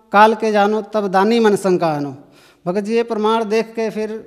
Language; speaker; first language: Hindi; native; Hindi